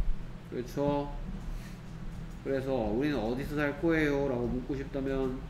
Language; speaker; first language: Korean; native; Korean